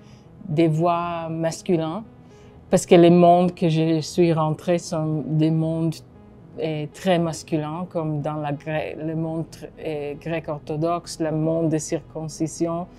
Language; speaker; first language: French; non-native, fluent; Hebrew